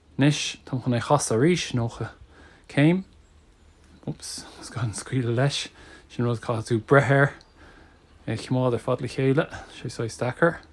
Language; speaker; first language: Irish; native; Irish